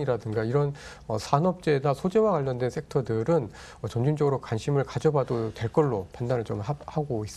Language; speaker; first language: Korean; native; Korean